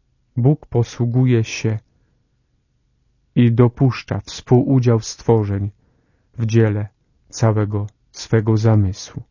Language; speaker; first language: Polish; native; Polish